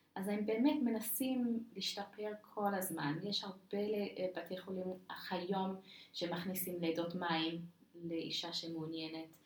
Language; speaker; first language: Hebrew; non-native, fluent; English